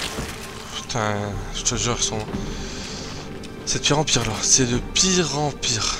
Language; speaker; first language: French; native; French